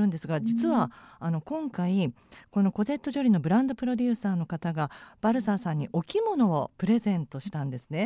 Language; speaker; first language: Japanese; native; Japanese